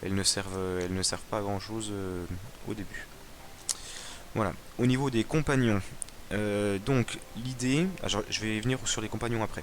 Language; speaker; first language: French; native; French